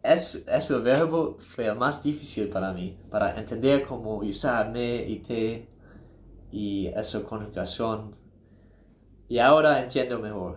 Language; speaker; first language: Spanish; non-native, learner; English